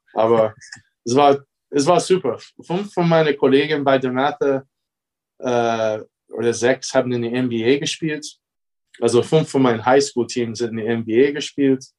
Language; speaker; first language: German; non-native, fluent; English